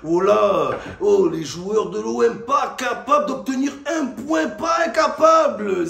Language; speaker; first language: French; native; French